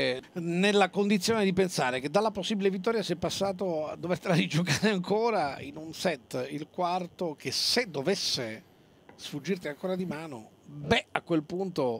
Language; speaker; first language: Italian; native; Italian